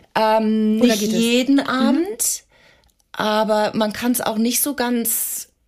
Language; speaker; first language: German; early bilingual, other home language; English